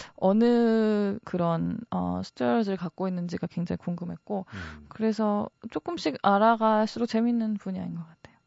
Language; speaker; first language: Korean; native; Korean